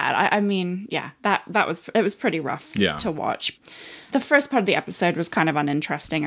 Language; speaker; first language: English; native; English